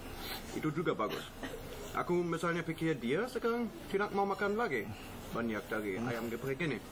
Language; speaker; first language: Indonesian; non-native, fluent; German